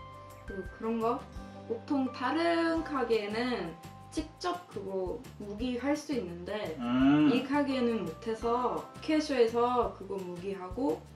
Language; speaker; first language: Korean; non-native, fluent; Swedish